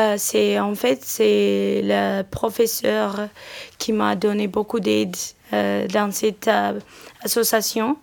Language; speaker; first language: French; non-native, learner; Amharic